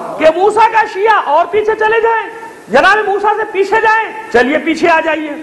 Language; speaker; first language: Urdu; native; Urdu